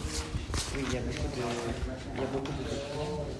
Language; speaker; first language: French; non-native, learner; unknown